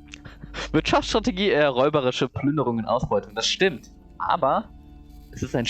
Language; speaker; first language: German; native; German